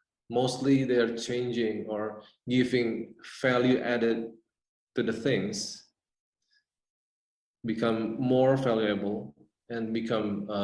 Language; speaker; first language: English; non-native, fluent; Indonesian